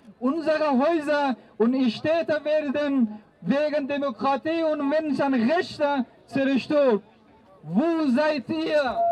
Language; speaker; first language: German; non-native, fluent; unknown